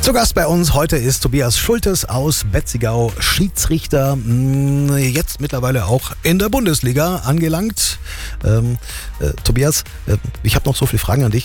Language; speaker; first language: German; native; German